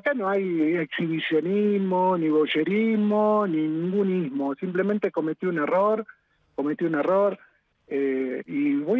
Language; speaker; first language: Spanish; native; Spanish